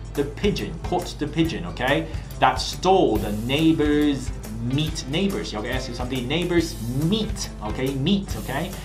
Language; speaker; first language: English; non-native, local second language; Cantonese